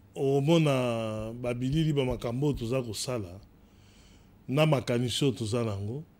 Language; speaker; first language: Lingala; native; Lingala